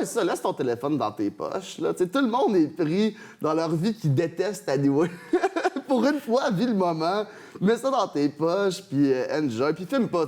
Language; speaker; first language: French; native; French